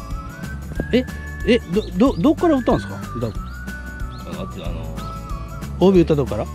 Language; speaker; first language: Japanese; native; Japanese